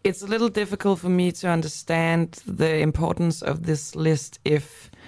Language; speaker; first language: English; non-native, fluent; Danish